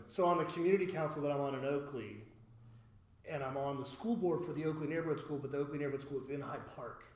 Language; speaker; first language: English; native; English